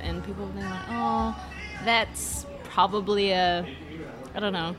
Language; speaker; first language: English; native; English